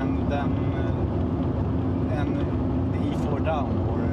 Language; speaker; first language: English; non-native, fluent; Swedish